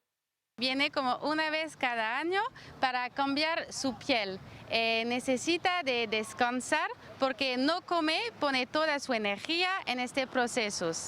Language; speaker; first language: Spanish; non-native, learner; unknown